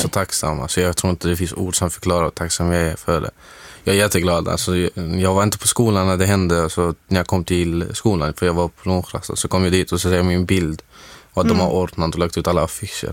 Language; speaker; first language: Swedish; non-native, fluent; Arabic